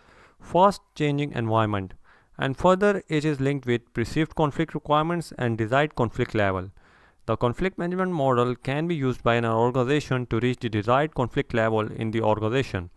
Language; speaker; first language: English; non-native, local second language; Urdu